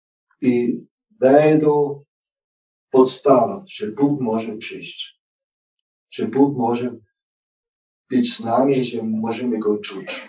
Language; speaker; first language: Polish; non-native, learner; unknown